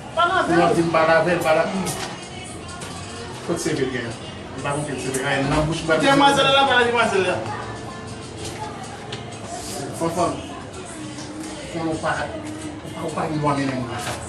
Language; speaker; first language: Portuguese; non-native, learner; Haitian Creole